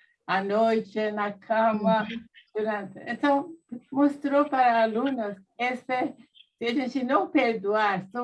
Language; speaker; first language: Portuguese; non-native, fluent; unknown